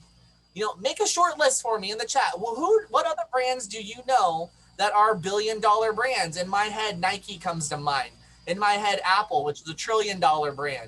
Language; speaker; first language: English; native; English